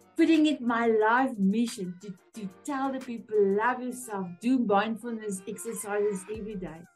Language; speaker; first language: English; non-native, local second language; Afrikaans